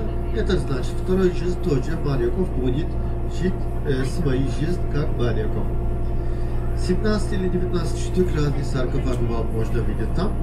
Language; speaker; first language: Russian; non-native, learner; Turkish